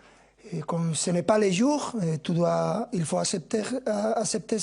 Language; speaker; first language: French; non-native, fluent; Spanish